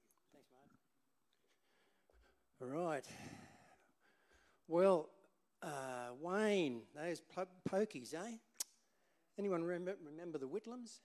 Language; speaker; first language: English; native; English